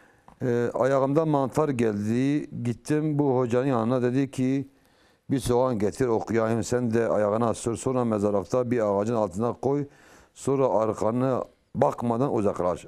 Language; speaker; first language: Turkish; non-native, local second language; Kurdish